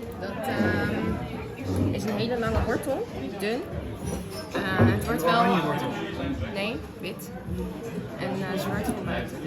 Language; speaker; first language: Dutch; early bilingual, other home language; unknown